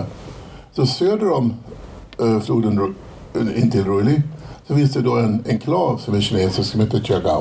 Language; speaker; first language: Swedish; native; Swedish